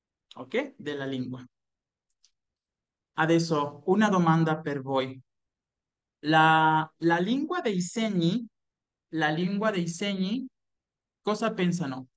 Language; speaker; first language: Italian; non-native, fluent; Spanish